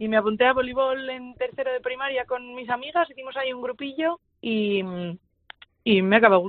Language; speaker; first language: Spanish; native; Spanish